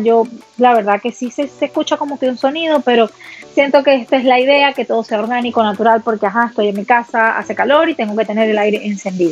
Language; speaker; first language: Spanish; native; Spanish